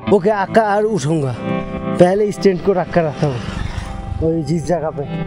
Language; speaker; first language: Hindi; non-native, learner; Bangla